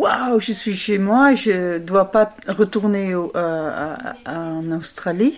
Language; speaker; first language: French; non-native, fluent; Dutch